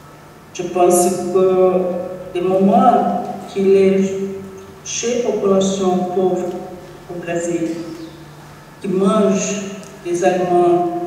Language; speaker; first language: French; non-native, learner; Portuguese